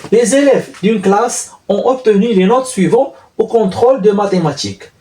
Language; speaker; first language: French; non-native, local second language; Arabic